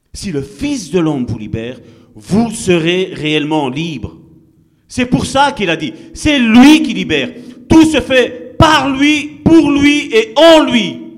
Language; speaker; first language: French; non-native, fluent; Italian